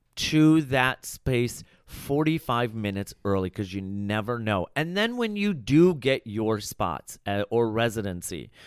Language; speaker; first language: English; native; English